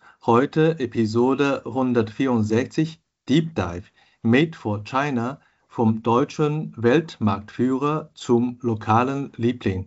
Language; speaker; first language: German; non-native, fluent; Chinese